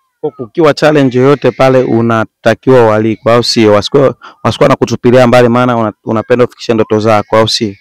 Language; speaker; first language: Swahili; native; Swahili